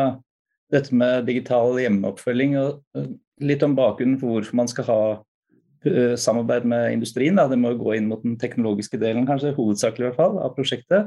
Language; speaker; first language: Norwegian; native; Norwegian